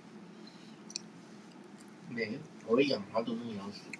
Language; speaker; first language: Chinese; native; Chinese